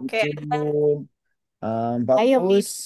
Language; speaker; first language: Indonesian; non-native, learner; English